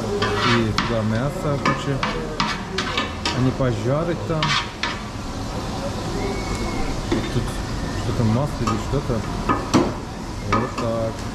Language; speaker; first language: Russian; non-native, learner; Turkish